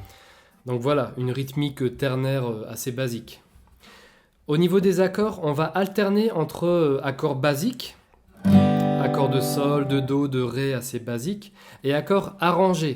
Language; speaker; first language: French; native; French